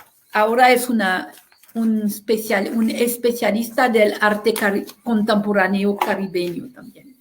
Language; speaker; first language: Spanish; non-native, fluent; French